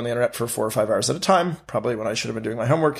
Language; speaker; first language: English; native; English